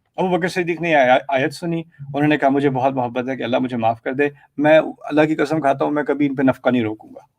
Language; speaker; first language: Urdu; early bilingual, heritage; Urdu